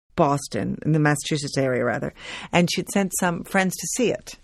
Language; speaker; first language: English; native; English